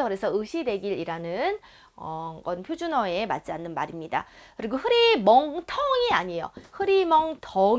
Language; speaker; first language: Korean; native; Korean